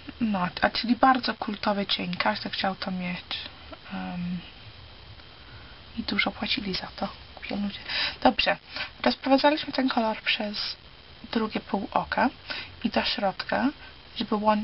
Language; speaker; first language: Polish; early bilingual, heritage; Polish